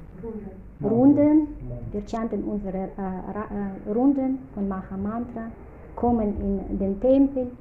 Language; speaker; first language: German; non-native, fluent; Russian